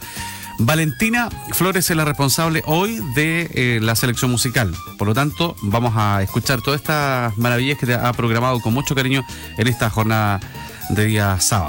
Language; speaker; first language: Spanish; native; Spanish